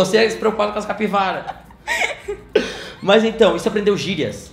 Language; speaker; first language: Portuguese; native; Portuguese